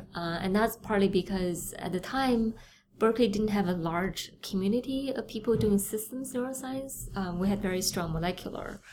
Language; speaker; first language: English; non-native, fluent; Chinese